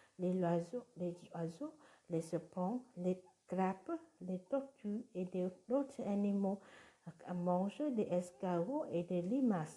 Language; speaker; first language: French; non-native, learner; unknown